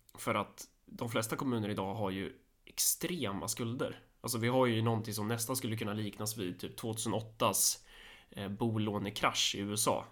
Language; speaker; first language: Swedish; native; Swedish